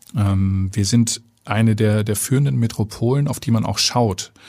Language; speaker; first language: German; native; German